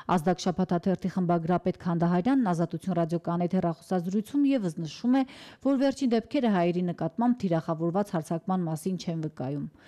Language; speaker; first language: Armenian; native; Armenian